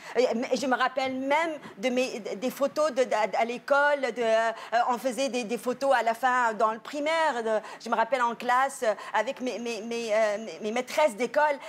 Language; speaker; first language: French; non-native, local second language; Arabic